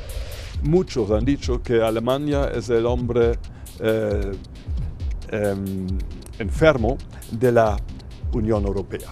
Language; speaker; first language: Spanish; non-native, fluent; German